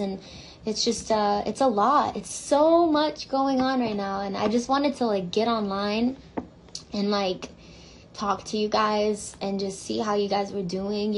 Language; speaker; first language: English; native; English